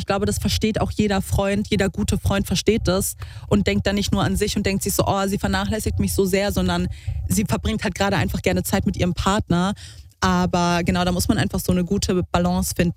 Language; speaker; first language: German; native; German